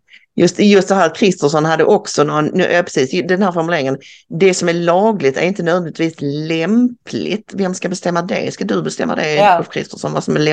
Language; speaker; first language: Swedish; native; Swedish